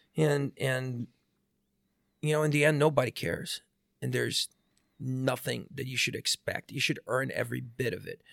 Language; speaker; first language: English; non-native, fluent; Portuguese